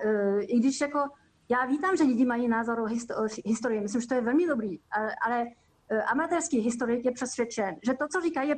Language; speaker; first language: Czech; non-native, fluent; French